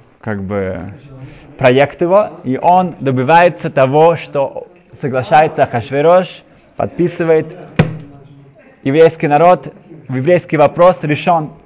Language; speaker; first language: Russian; native; Russian